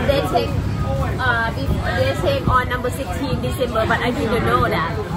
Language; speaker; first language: English; non-native, learner; Thai